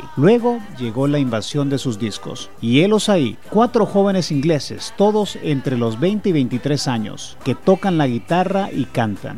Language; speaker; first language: Spanish; native; Spanish